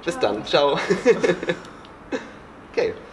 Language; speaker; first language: German; native; German